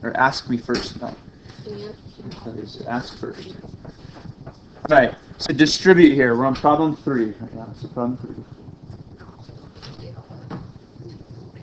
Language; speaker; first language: English; native; English